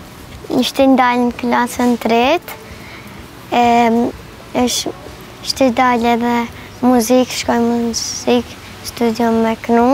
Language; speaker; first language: Albanian; early bilingual, heritage; Albanian